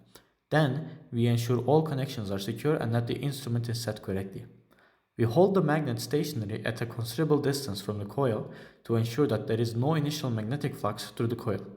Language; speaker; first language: English; non-native, fluent; Turkish